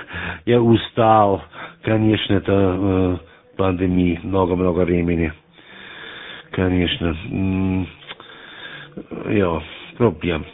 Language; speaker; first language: Russian; non-native, learner; German